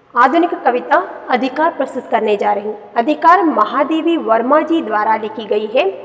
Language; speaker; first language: Hindi; non-native, local second language; Kannada